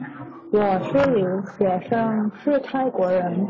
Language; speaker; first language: Chinese; non-native, learner; Thai